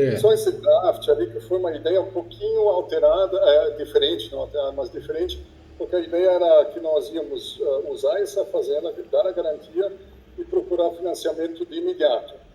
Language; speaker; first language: Portuguese; non-native, fluent; German